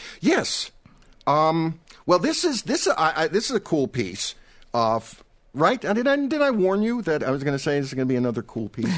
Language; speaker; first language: English; native; English